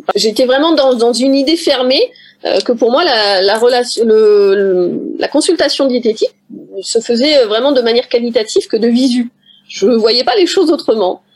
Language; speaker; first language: French; native; French